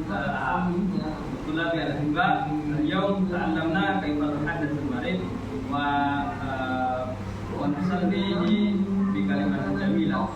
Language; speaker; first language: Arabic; non-native, fluent; Indonesian